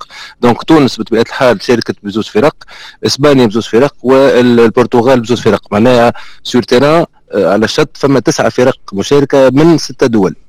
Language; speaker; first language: Arabic; native; Arabic